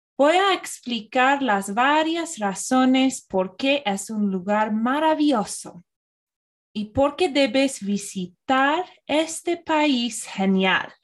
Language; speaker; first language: Spanish; non-native, fluent; English